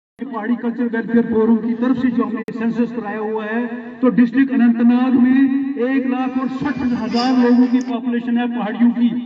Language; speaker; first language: Urdu; non-native, local second language; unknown